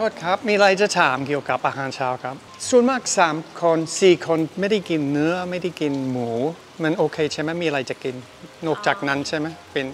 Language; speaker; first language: Thai; non-native, fluent; English